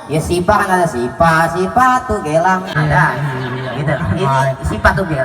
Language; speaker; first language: Indonesian; native; Indonesian